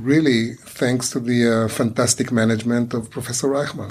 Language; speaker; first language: English; non-native, fluent; Hebrew